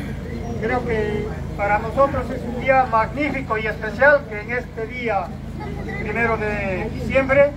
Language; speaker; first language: Spanish; native; Spanish